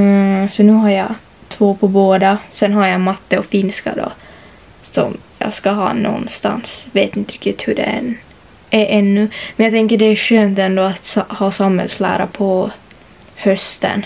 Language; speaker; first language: Swedish; native; Swedish